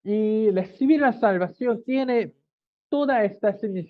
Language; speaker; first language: Spanish; non-native, learner; Korean